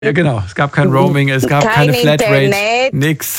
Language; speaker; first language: German; non-native, fluent; Portuguese